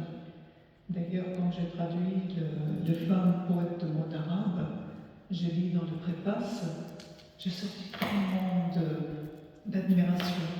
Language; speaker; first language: French; non-native, fluent; Arabic